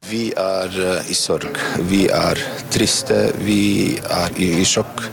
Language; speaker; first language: Norwegian; non-native, learner; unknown